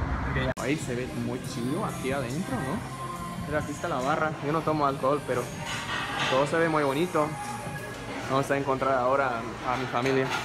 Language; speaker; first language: Spanish; non-native, fluent; English